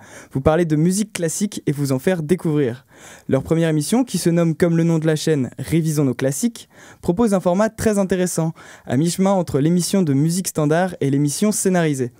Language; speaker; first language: French; native; French